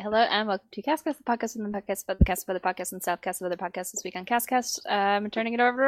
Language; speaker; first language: English; native; English